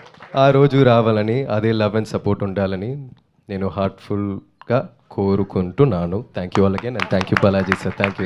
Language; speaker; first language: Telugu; non-native, learner; Tamil